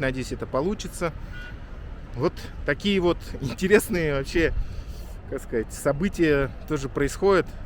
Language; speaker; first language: Russian; native; Russian